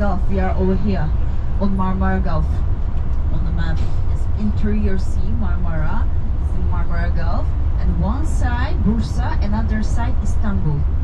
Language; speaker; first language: English; non-native, fluent; Turkish